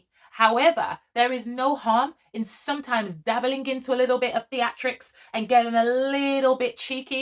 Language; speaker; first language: English; native; English